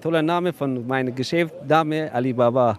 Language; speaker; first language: German; non-native, learner; Persian